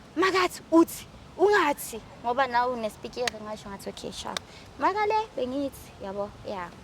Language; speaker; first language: Zulu; native; Zulu